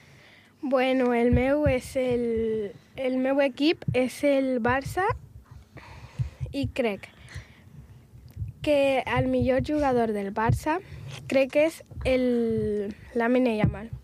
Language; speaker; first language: Catalan; non-native, local second language; Spanish